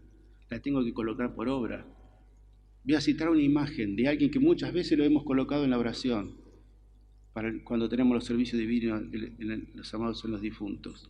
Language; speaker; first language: Spanish; native; Spanish